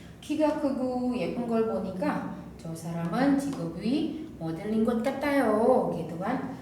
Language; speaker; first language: Korean; non-native, fluent; Indonesian